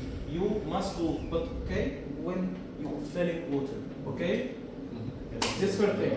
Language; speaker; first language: English; non-native, learner; Arabic